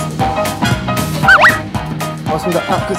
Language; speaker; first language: Korean; native; Korean